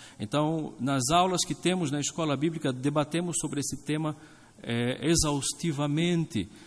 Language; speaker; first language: Portuguese; native; Portuguese